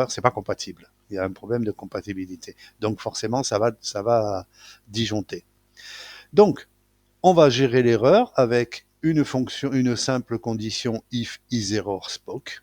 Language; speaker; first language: French; native; French